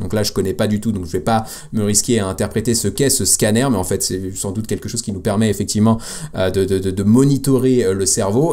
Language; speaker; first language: French; native; French